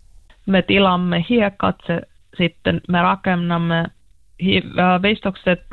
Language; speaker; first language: Finnish; non-native, learner; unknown